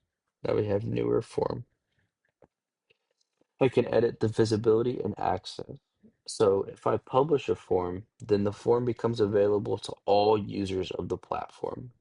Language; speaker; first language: English; native; English